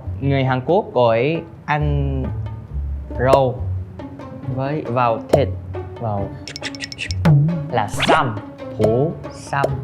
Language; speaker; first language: Vietnamese; non-native, learner; Korean